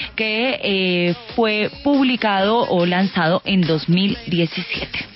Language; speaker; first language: Spanish; native; Spanish